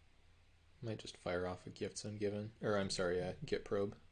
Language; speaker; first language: English; native; English